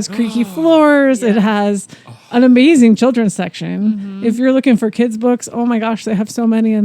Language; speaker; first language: English; native; English